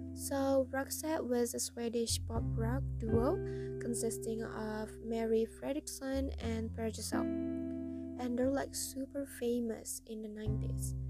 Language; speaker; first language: English; non-native, fluent; Indonesian